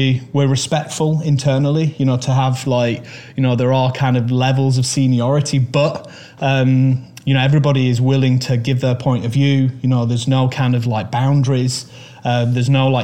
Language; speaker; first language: English; native; English